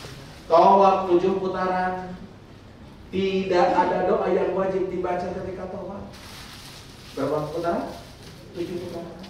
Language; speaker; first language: Indonesian; native; Indonesian